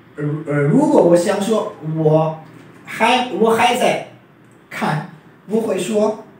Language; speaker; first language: Chinese; non-native, fluent; Urdu